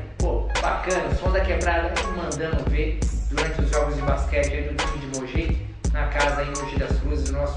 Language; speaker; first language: Portuguese; native; Portuguese